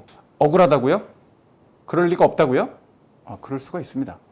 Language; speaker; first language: Korean; native; Korean